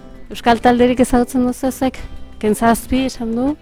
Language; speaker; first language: Basque; native; Basque